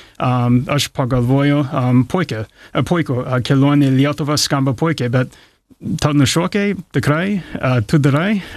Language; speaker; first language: Lithuanian; early bilingual, heritage; English